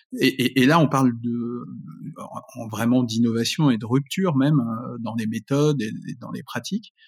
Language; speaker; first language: French; native; French